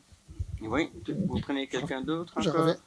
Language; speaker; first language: French; non-native, local second language; Dutch